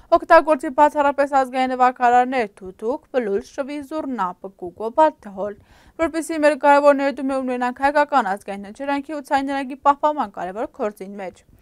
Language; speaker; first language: Armenian; early bilingual, heritage; Armenian